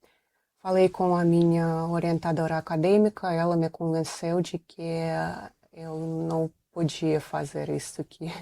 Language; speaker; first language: Portuguese; non-native, fluent; Russian